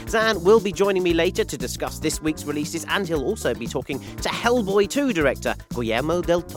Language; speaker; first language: English; native; English